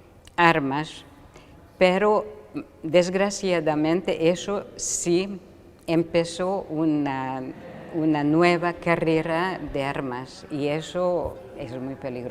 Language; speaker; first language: Spanish; non-native, fluent; Hungarian